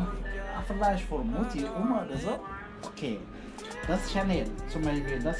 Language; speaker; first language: German; non-native, learner; Arabic